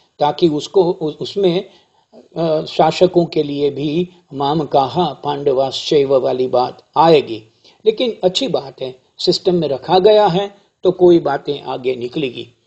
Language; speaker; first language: Hindi; non-native, local second language; Gujarati